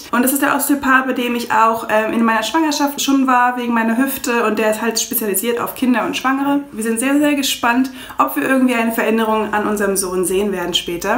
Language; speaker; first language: German; native; German